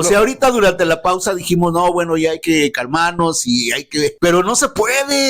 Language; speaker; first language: Spanish; native; Spanish